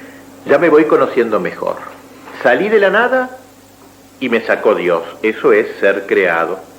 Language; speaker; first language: Spanish; native; Spanish